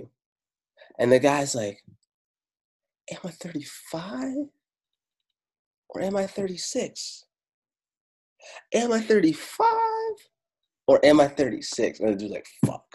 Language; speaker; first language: English; non-native, fluent; Italian